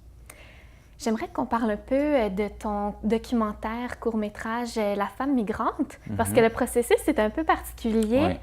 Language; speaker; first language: French; native; French